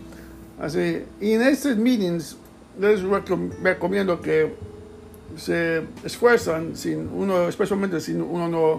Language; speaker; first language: Spanish; early bilingual, heritage; English